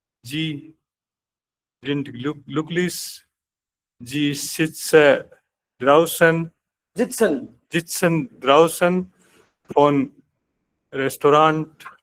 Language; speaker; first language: German; non-native, learner; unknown